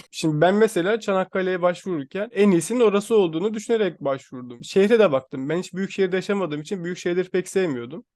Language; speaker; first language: Turkish; native; Turkish